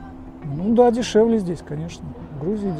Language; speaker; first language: Russian; native; Russian